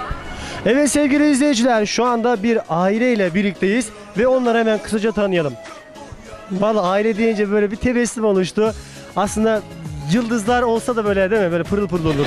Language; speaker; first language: Turkish; native; Turkish